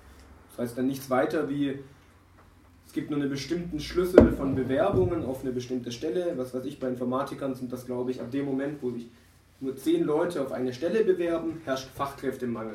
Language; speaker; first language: German; native; German